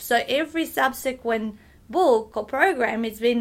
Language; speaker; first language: English; non-native, fluent; Macedonian